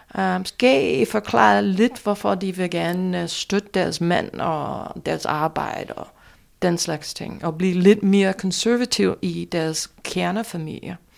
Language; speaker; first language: Danish; non-native, fluent; English